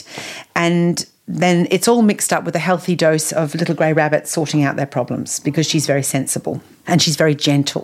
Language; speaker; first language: English; native; English